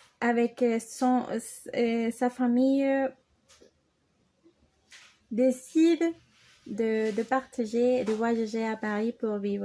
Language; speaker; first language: French; non-native, learner; Spanish